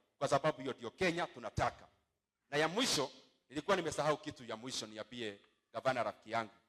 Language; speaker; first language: Swahili; non-native, local second language; Kikuyu